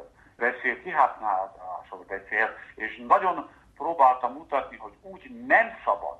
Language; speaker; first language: Hungarian; early bilingual, heritage; Hungarian